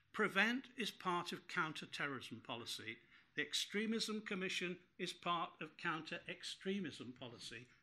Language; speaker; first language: English; native; English